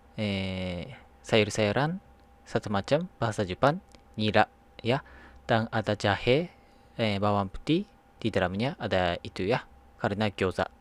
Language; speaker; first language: Indonesian; non-native, learner; Japanese